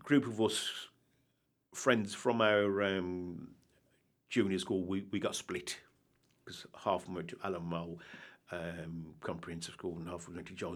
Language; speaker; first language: English; native; English